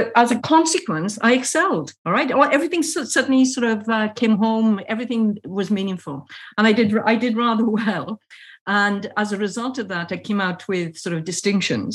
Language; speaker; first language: English; native; English